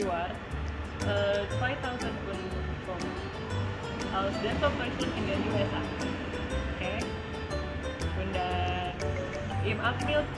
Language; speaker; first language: German; non-native, learner; Indonesian